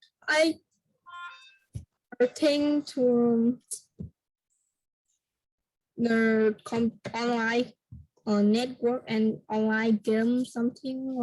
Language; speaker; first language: English; non-native, learner; Vietnamese